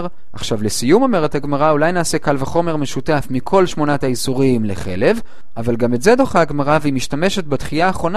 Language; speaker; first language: Hebrew; native; Hebrew